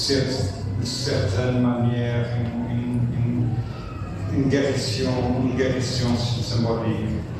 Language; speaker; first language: French; non-native, fluent; Portuguese